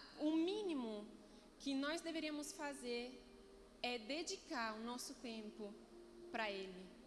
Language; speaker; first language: Portuguese; non-native, fluent; Italian